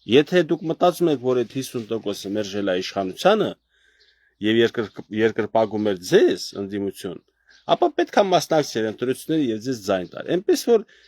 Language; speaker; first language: Armenian; native; Armenian